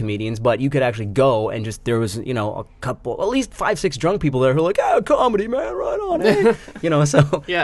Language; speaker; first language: English; native; English